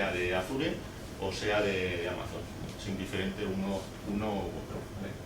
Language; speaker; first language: Spanish; native; Spanish